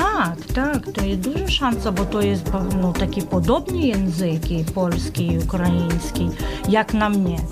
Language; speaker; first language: Polish; non-native, learner; Ukrainian